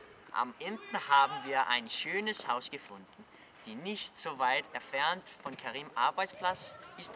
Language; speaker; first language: German; non-native, learner; Danish